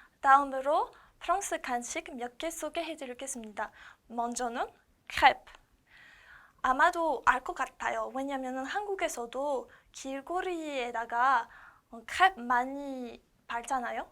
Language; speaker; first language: Korean; non-native, learner; French